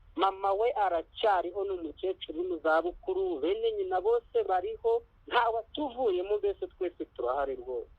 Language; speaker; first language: Kinyarwanda; native; Kinyarwanda